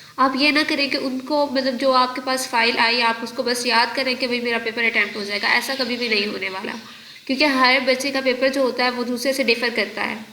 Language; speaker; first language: Urdu; native; Urdu